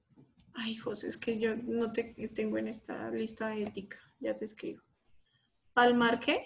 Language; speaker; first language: Spanish; native; Spanish